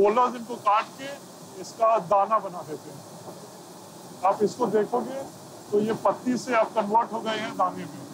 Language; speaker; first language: Hindi; native; Hindi